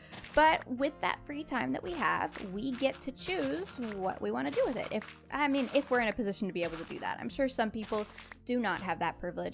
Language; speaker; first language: English; native; English